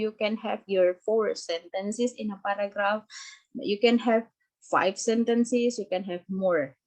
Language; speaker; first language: English; non-native, fluent; Indonesian